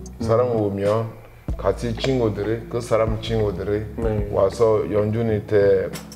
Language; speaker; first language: Korean; non-native, learner; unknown